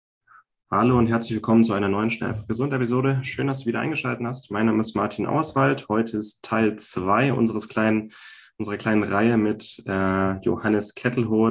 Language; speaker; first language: German; native; German